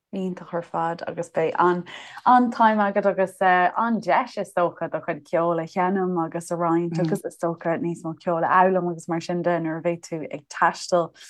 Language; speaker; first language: Irish; non-native, local second language; English